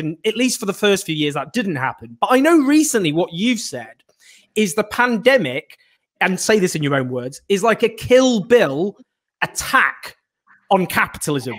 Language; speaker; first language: English; native; English